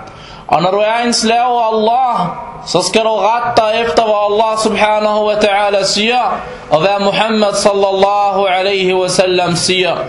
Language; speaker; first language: Danish; non-native, fluent; Arabic